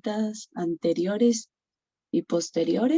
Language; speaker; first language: Spanish; native; Spanish